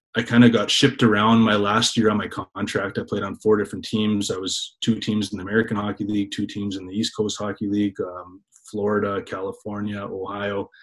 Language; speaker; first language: English; native; English